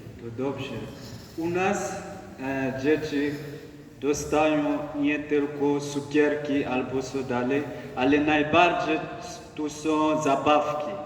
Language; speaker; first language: Polish; non-native, learner; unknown